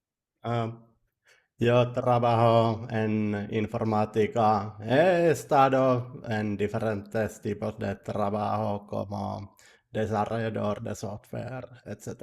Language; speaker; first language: Spanish; non-native, learner; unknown